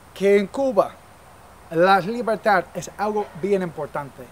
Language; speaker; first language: Spanish; non-native, fluent; English